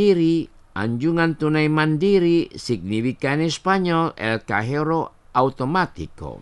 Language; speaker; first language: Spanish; non-native, fluent; Indonesian